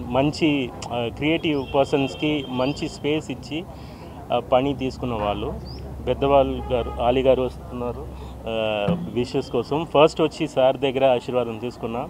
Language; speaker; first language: Telugu; non-native, fluent; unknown